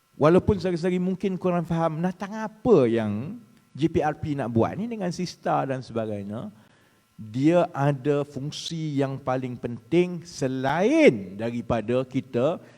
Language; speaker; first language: Malay; native; Malay